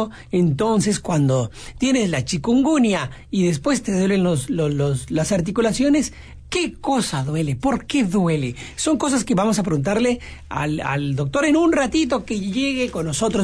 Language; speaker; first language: Spanish; native; Spanish